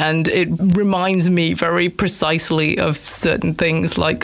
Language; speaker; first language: English; native; English